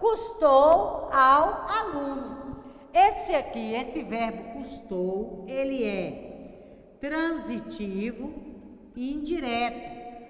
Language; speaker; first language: Portuguese; native; Portuguese